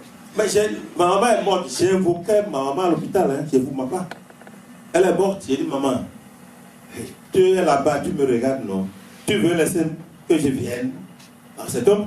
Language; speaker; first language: French; native; French